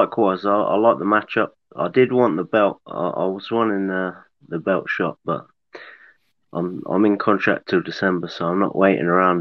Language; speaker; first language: English; native; English